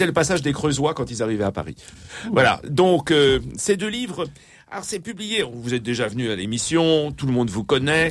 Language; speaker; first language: French; native; French